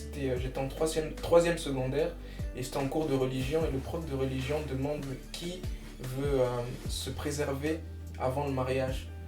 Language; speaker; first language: French; early bilingual, other home language; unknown